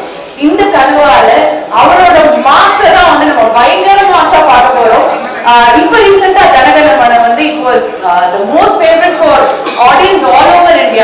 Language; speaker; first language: Tamil; native; Tamil